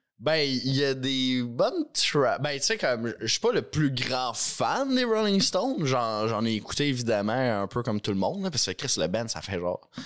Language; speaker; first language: French; native; French